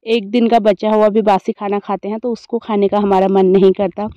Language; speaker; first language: Hindi; native; Hindi